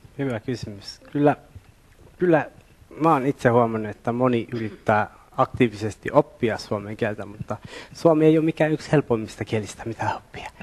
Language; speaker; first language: Finnish; early bilingual, other home language; Somali